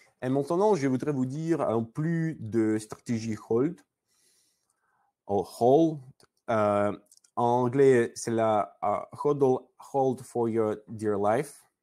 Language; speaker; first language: French; non-native, learner; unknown